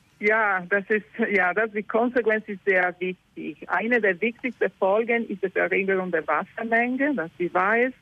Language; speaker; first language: German; non-native, learner; Italian